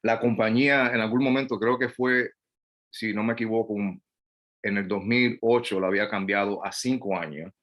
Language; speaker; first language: Spanish; non-native, fluent; English